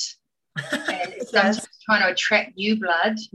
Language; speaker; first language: English; native; English